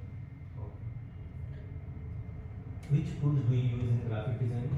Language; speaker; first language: English; non-native, learner; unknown